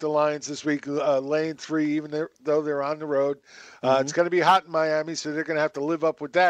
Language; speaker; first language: English; native; English